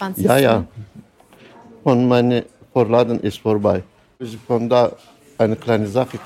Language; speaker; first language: German; non-native, learner; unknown